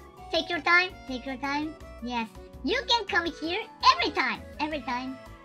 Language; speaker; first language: English; non-native, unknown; Japanese